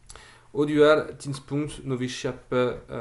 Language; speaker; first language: Norwegian; non-native, fluent; French